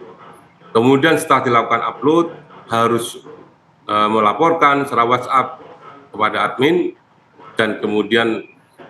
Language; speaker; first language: Indonesian; native; Indonesian